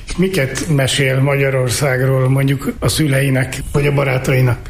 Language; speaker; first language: Hungarian; native; Hungarian